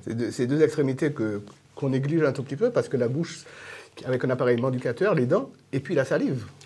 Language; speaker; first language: French; native; French